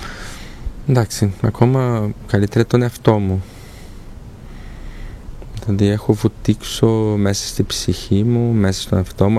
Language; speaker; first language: Greek; non-native, learner; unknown